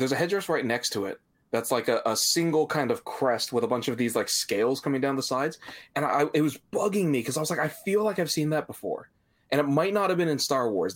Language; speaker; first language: English; native; English